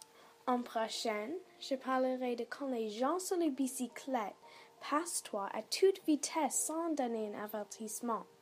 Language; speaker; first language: French; non-native, learner; English